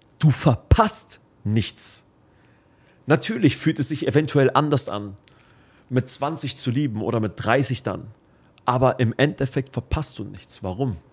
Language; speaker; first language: German; early bilingual, other home language; Arabic